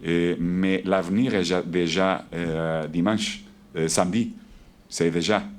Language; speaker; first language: French; non-native, learner; Portuguese